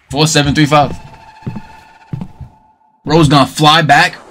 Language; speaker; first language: English; native; English